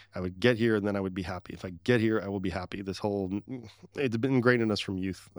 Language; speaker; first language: English; early bilingual, other home language; Arabic